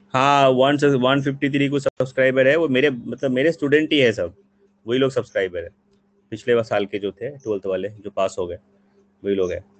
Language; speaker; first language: Hindi; non-native, local second language; Bangla